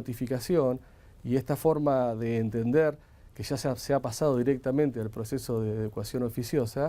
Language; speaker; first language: Spanish; native; Spanish